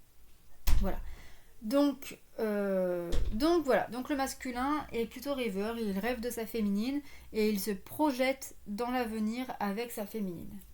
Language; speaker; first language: French; native; French